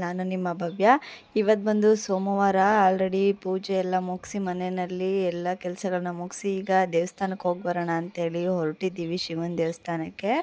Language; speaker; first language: Kannada; native; Kannada